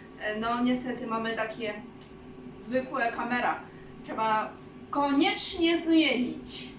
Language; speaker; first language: Polish; non-native, learner; Chinese